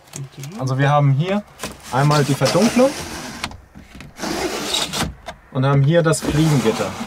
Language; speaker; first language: German; native; German